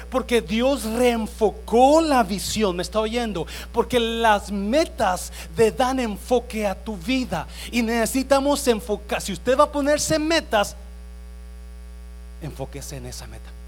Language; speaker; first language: Spanish; native; Spanish